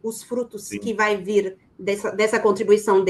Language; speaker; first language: Portuguese; native; Portuguese